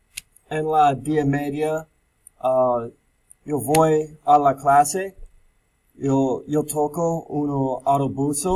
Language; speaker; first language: Spanish; non-native, learner; English